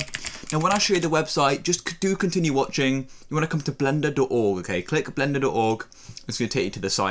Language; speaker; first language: English; native; English